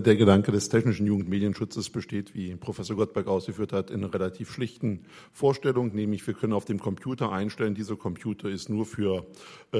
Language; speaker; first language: German; native; German